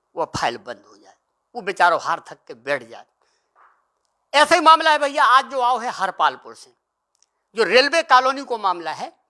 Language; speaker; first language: Hindi; native; Hindi